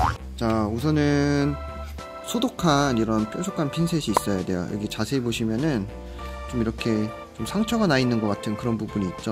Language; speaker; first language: Korean; native; Korean